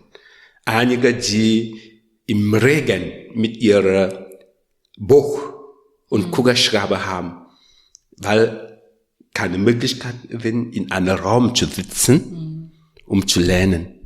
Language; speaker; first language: German; non-native, learner; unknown